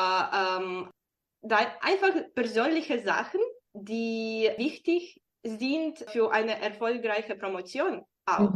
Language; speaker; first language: German; non-native, fluent; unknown